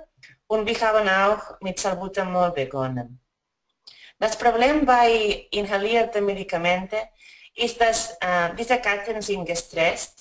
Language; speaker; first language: German; non-native, fluent; Spanish